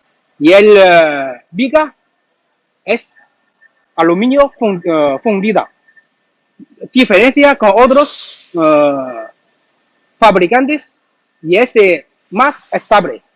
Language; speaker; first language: Spanish; non-native, learner; Chinese